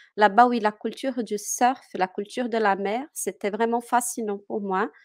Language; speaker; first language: French; non-native, fluent; Portuguese